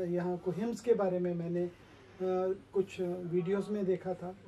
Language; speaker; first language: Hindi; native; Hindi